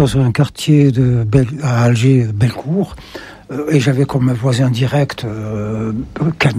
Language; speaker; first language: French; non-native, local second language; Arabic